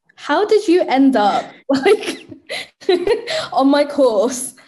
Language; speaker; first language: English; native; English